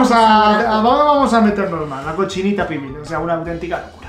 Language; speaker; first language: Spanish; native; Spanish